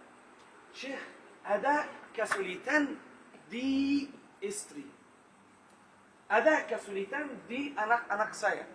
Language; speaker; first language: Indonesian; non-native, learner; Arabic